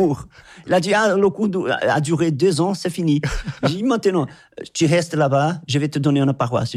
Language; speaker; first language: French; non-native, fluent; Portuguese